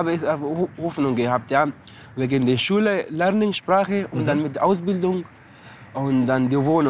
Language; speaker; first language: German; non-native, learner; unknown